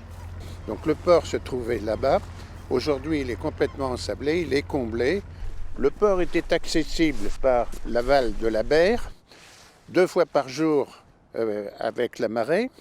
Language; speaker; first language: French; native; French